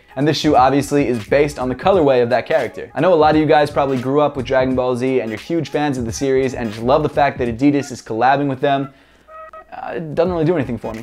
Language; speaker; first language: English; native; English